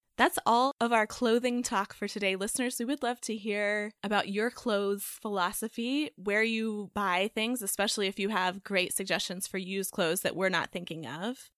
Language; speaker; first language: English; native; English